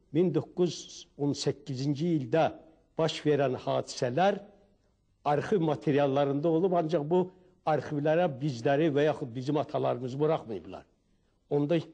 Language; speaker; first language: Azerbaijani; non-native, local second language; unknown